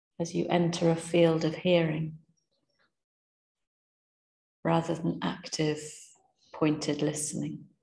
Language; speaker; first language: English; native; English